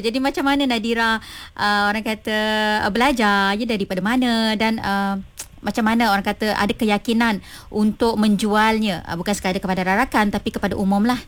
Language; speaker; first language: Malay; non-native, local second language; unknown